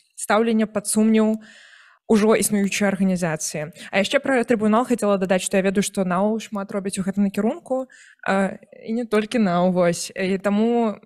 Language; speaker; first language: Belarusian; native; Belarusian